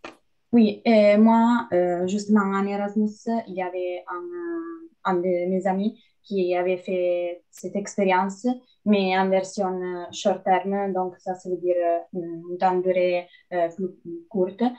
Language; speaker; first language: French; non-native, fluent; Italian